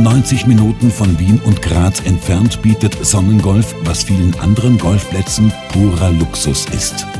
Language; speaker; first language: German; native; German